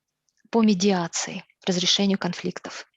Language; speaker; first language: Russian; native; Russian